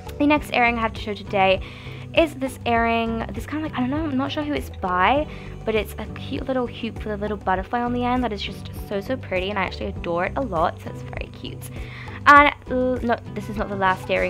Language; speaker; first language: English; native; English